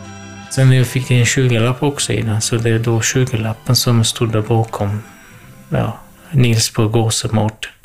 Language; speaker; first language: Swedish; non-native, fluent; Kurdish